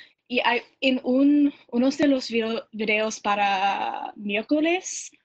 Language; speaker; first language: Spanish; non-native, learner; English